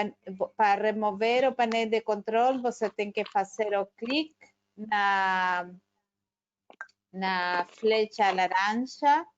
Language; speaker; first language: Portuguese; non-native, fluent; Spanish